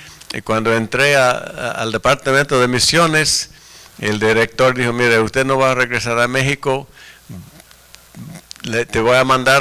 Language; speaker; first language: Spanish; non-native, fluent; English